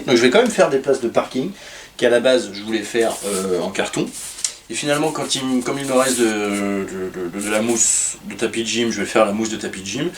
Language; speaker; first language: French; native; French